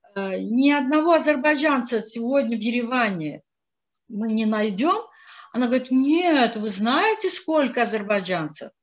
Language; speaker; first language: Russian; non-native, local second language; Azerbaijani